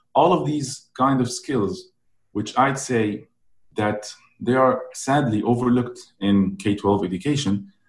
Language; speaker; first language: English; non-native, fluent; Arabic